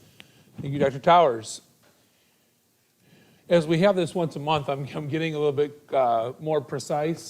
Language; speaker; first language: English; native; English